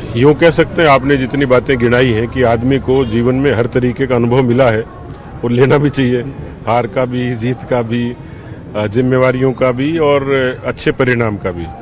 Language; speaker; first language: Hindi; native; Hindi